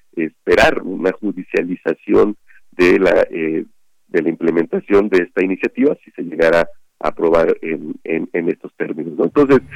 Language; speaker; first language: Spanish; native; Spanish